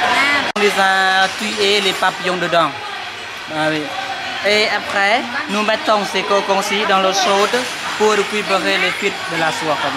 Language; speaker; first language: French; non-native, fluent; Khmer